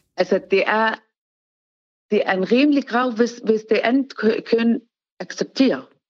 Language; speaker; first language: Danish; non-native, fluent; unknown